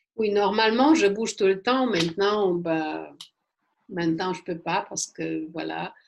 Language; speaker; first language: French; non-native, fluent; Polish